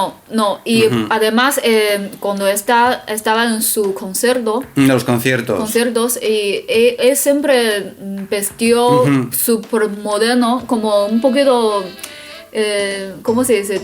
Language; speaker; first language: Spanish; non-native, fluent; Chinese